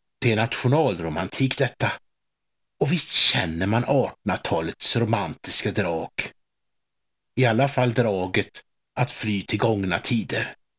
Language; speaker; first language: Swedish; native; Swedish